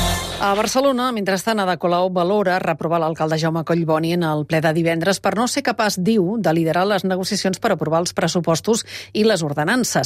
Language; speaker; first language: Catalan; native; Catalan